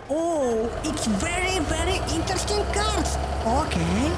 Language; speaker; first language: English; non-native, learner; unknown